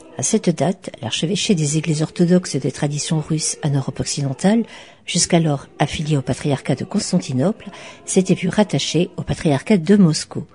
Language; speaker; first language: French; native; French